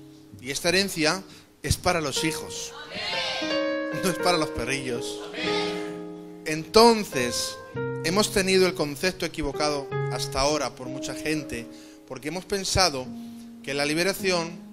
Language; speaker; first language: Spanish; native; Spanish